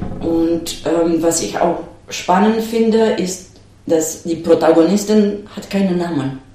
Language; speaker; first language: German; non-native, fluent; Romanian